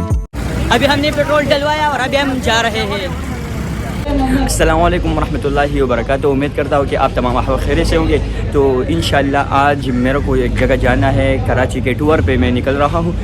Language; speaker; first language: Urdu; non-native, local second language; Pashto